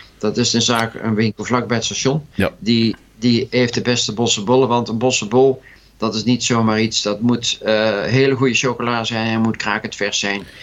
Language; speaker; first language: Dutch; native; Dutch